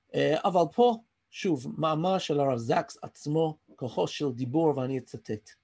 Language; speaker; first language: Hebrew; non-native, fluent; English